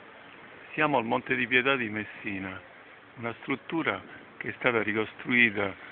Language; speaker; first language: Italian; native; Italian